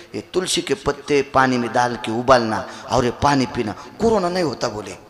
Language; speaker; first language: Hindi; non-native, local second language; Marathi